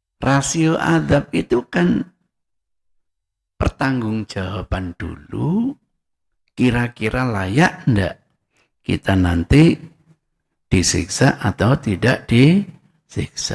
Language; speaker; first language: Indonesian; non-native, local second language; Javanese